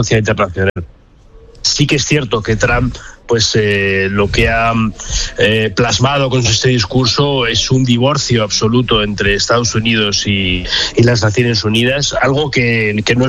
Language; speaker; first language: Spanish; native; Spanish